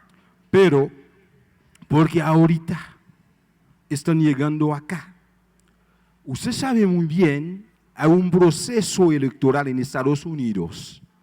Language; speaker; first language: Spanish; non-native, fluent; Haitian Creole